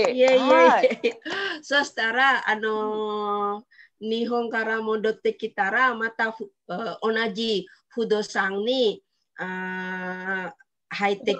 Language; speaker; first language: Japanese; non-native, fluent; Indonesian